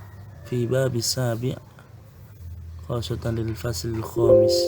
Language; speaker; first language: Arabic; non-native, fluent; Indonesian